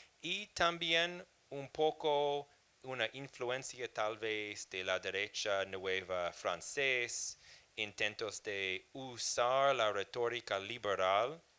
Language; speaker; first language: Spanish; non-native, fluent; English